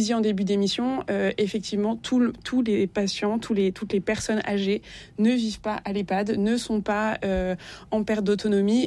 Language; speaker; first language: French; native; French